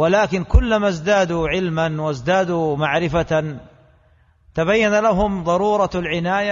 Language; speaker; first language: Arabic; native; Arabic